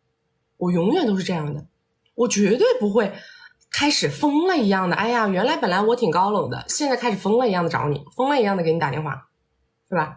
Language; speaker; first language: Chinese; native; Chinese